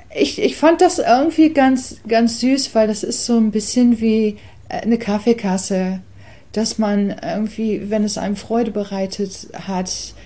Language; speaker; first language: German; early bilingual, other home language; English